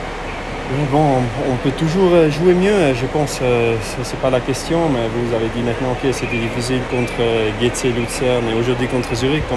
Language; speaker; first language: French; non-native, learner; German